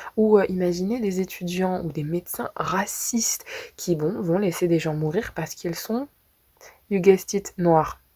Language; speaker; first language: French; native; French